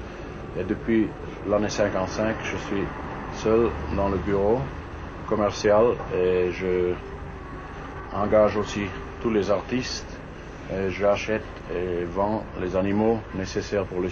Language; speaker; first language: French; non-native, fluent; German